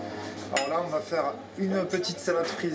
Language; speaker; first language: French; native; French